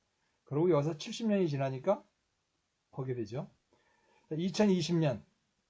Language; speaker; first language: Korean; native; Korean